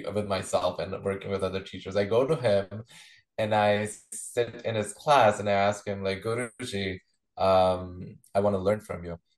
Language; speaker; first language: English; non-native, local second language; Punjabi